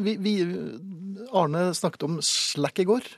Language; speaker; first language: Norwegian; native; Norwegian